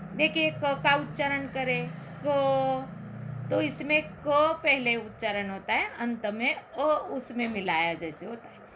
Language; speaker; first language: Hindi; non-native, local second language; Marathi